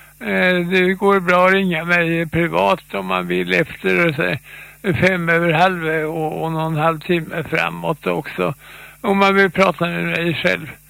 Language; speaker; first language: Swedish; native; Swedish